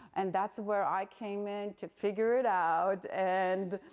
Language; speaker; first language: English; non-native, fluent; Latvian